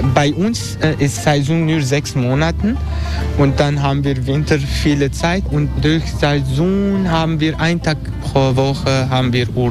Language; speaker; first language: German; non-native, learner; Turkish